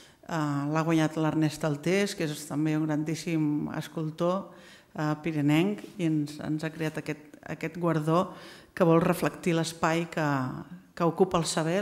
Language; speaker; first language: Catalan; native; Catalan